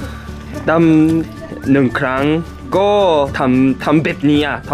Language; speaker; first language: Thai; non-native, learner; Japanese